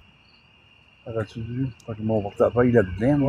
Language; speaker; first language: French; native; French